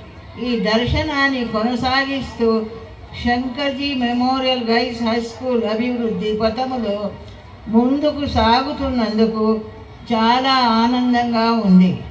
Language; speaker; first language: Telugu; native; Telugu